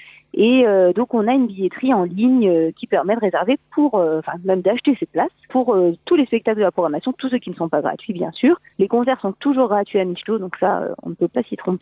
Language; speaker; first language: French; native; French